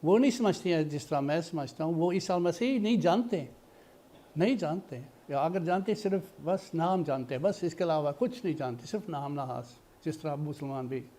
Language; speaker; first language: Hindi; non-native, fluent; English